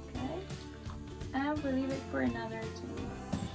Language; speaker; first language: English; non-native, fluent; Russian